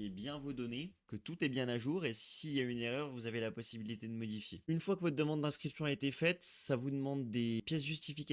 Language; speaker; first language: French; native; French